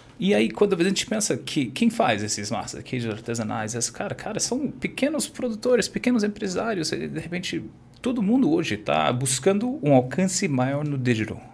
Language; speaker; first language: Portuguese; non-native, fluent; English